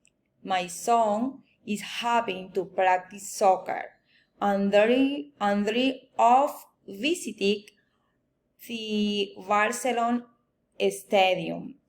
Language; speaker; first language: English; non-native, learner; Spanish